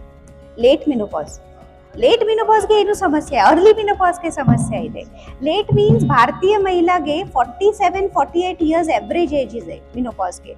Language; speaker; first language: Kannada; non-native, fluent; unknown